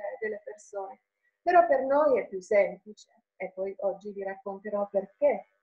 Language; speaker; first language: Italian; non-native, fluent; Finnish